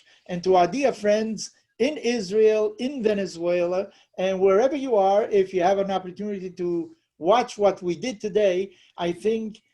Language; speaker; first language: English; non-native, fluent; Spanish